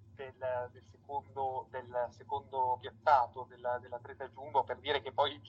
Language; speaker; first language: Italian; native; Italian